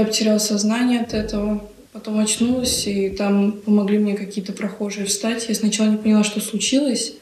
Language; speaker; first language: Russian; native; Russian